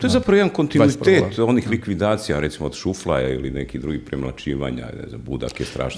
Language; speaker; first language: Croatian; native; Croatian